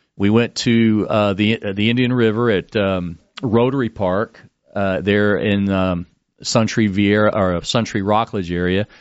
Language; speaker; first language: English; native; English